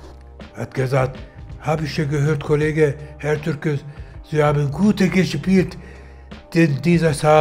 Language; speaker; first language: German; non-native, learner; Turkish